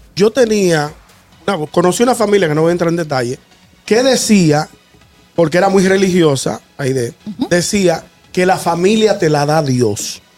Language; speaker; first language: Spanish; native; Spanish